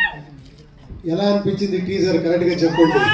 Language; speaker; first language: Telugu; non-native, fluent; Kannada